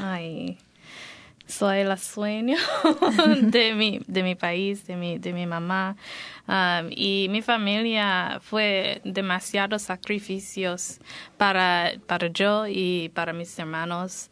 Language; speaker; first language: Spanish; non-native, learner; English